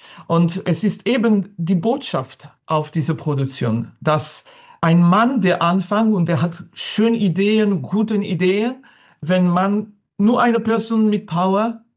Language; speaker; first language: German; non-native, learner; French